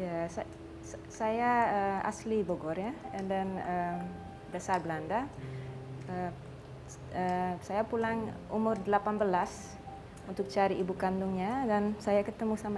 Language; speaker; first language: Indonesian; non-native, learner; Dutch